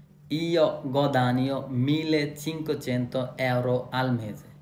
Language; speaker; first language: Italian; non-native, learner; Bangla